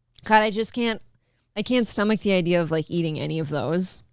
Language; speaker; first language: English; native; English